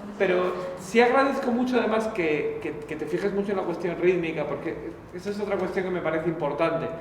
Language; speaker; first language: Spanish; native; Spanish